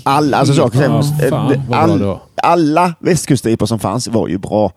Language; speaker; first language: Swedish; native; Swedish